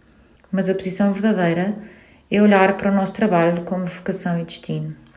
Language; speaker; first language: Portuguese; native; Portuguese